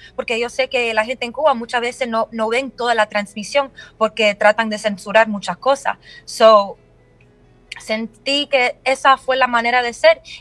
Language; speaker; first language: Spanish; early bilingual, heritage; Spanish